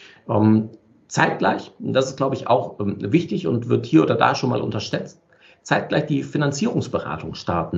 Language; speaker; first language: German; native; German